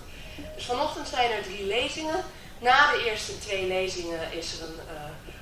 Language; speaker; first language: Dutch; native; Dutch